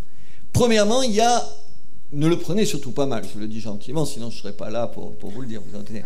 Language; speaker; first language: French; native; French